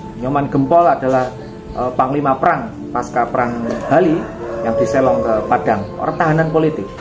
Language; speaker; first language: Indonesian; non-native, local second language; Sundanese